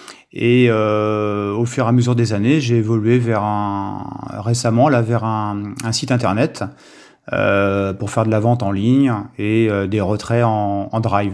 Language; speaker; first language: French; native; French